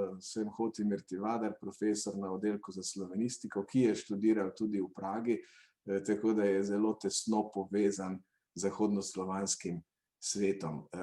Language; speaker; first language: Slovenian; native; Slovenian